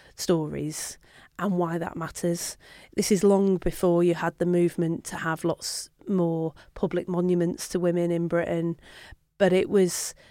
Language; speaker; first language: English; native; English